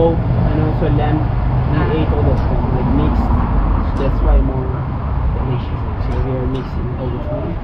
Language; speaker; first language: English; non-native, learner; Turkish